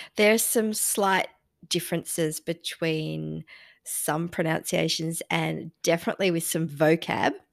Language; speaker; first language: English; native; English